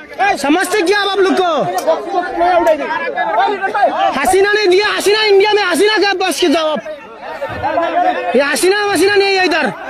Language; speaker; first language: Hindi; non-native, learner; Bangla